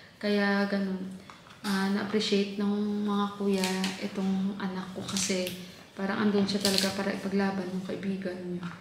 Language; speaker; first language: Filipino; non-native, local second language; Hiligaynon